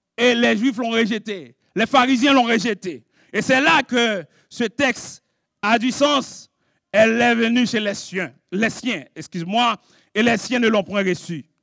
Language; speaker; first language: French; non-native, local second language; Haitian Creole